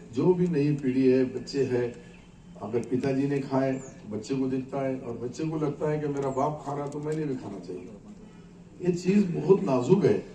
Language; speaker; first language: Hindi; non-native, local second language; Marathi